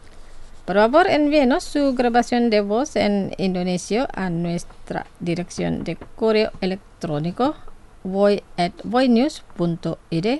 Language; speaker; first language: Spanish; non-native, fluent; Indonesian